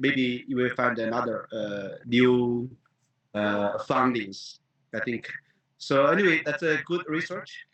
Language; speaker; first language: English; non-native, fluent; Chinese